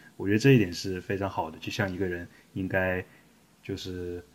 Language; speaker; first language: Chinese; native; Chinese